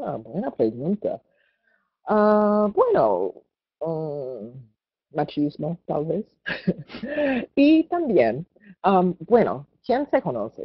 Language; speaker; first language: Spanish; non-native, fluent; English